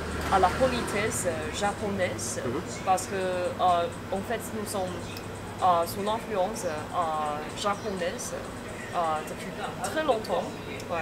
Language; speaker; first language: French; non-native, fluent; Chinese